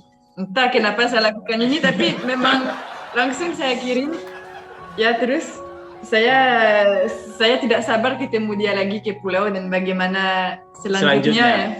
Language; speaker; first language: Indonesian; non-native, fluent; French